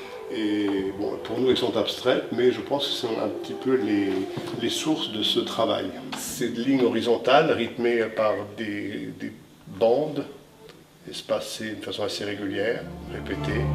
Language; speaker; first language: French; native; French